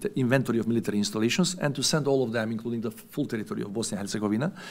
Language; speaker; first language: English; non-native, fluent; Macedonian